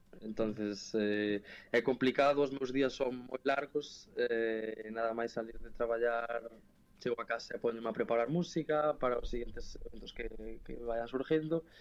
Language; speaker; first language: Galician; native; Galician